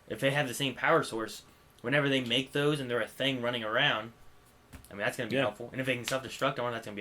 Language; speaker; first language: English; native; English